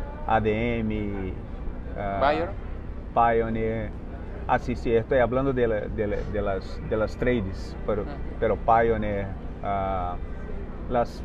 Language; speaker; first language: Spanish; non-native, fluent; Portuguese